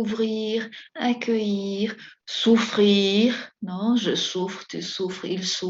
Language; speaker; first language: French; non-native, fluent; Spanish